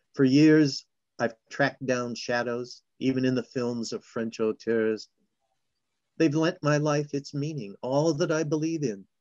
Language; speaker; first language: English; native; English